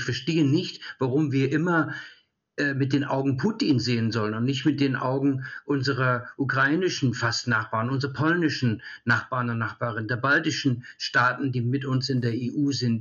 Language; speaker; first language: German; early bilingual, heritage; German